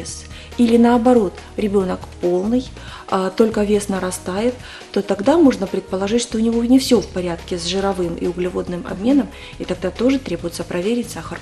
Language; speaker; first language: Russian; native; Russian